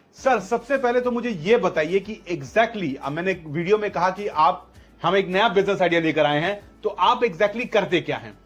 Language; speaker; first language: Hindi; native; Hindi